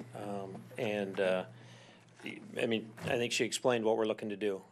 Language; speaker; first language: English; native; English